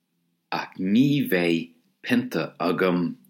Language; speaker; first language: Irish; non-native, local second language; English